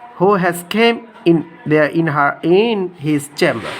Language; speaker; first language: English; non-native, local second language; Bangla